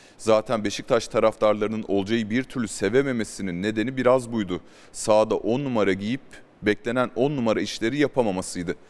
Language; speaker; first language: Turkish; native; Turkish